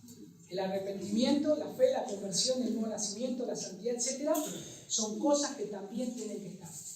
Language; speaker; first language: Spanish; native; Spanish